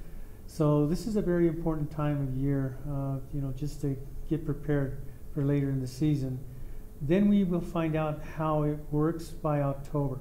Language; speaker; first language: English; native; English